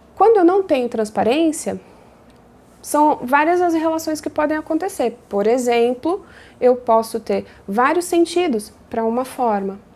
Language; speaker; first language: Portuguese; native; Portuguese